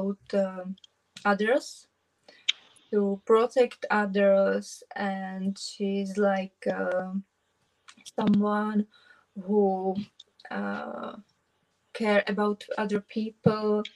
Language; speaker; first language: English; non-native, learner; Czech